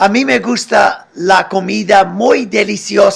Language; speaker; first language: Spanish; non-native, fluent; English